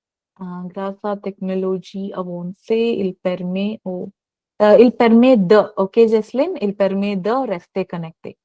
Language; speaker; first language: French; non-native, fluent; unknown